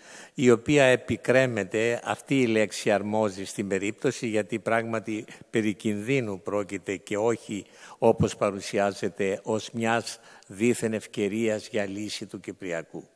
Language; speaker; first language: Greek; native; Greek